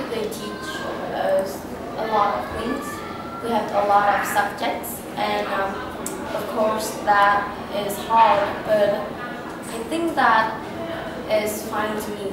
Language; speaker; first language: English; non-native, learner; Vietnamese